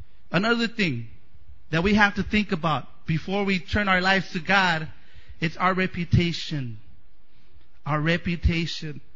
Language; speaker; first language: English; non-native, fluent; Spanish